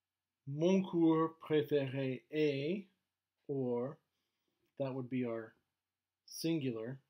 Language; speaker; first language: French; non-native, fluent; English